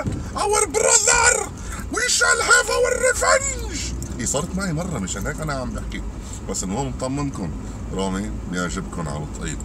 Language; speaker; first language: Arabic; native; Arabic